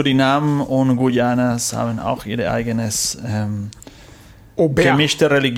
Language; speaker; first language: German; non-native, learner; Spanish